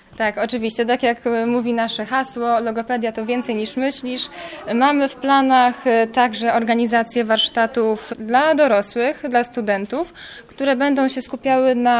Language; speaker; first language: Polish; native; Polish